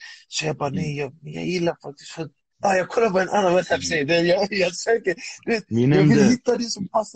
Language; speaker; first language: Swedish; early bilingual, other home language; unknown